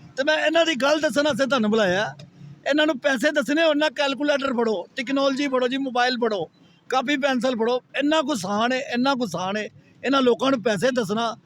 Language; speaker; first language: Urdu; non-native, local second language; Punjabi